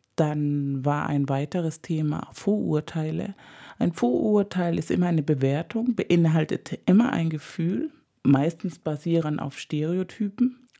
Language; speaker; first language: German; non-native, fluent; Spanish